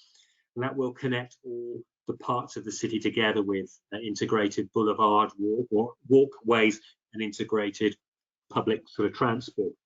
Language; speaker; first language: English; native; English